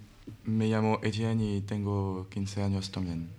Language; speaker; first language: Spanish; non-native, learner; French